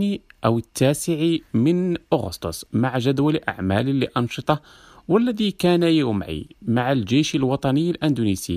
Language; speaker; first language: Arabic; non-native, fluent; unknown